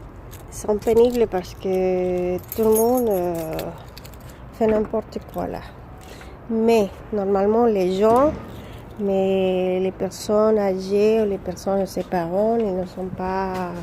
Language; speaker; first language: French; non-native, learner; Spanish